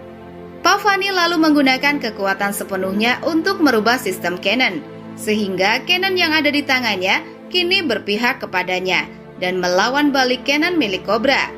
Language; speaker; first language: Indonesian; native; Indonesian